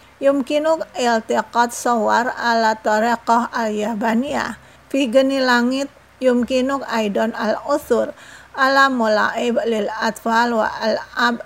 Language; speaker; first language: Arabic; non-native, fluent; Indonesian